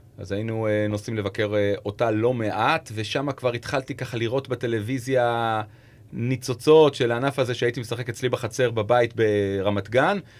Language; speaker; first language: Hebrew; native; Hebrew